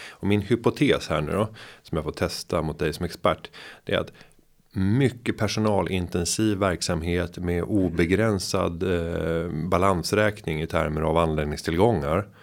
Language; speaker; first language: Swedish; native; Swedish